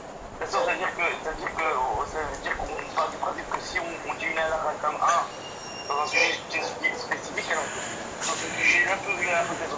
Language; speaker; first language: French; native; French